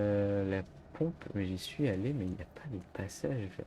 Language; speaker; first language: French; native; French